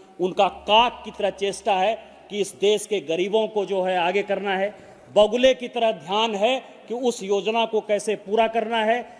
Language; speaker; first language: Hindi; native; Hindi